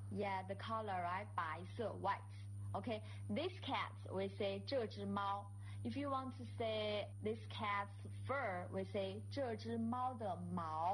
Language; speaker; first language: English; non-native, fluent; Chinese